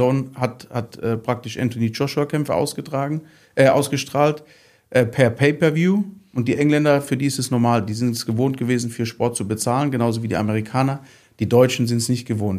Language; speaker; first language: German; native; German